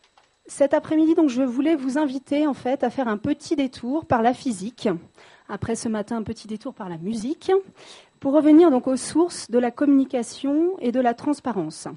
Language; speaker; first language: French; native; French